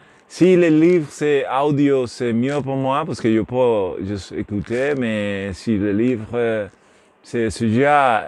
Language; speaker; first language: French; non-native, learner; Spanish